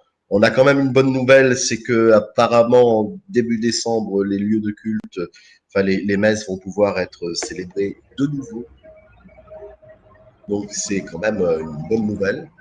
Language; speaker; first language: French; native; French